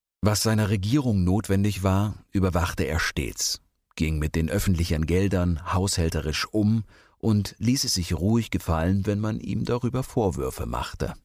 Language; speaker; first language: German; native; German